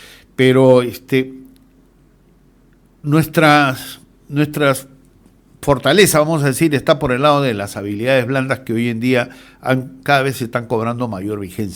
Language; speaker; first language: Spanish; native; Spanish